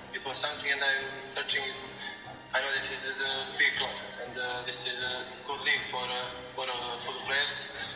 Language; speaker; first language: English; non-native, learner; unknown